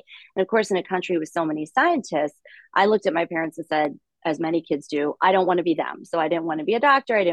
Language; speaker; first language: English; early bilingual, other home language; Russian